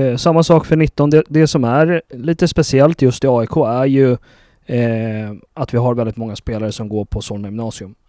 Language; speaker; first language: Swedish; native; Swedish